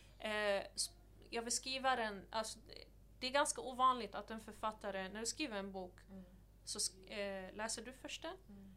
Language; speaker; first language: Swedish; early bilingual, other home language; Persian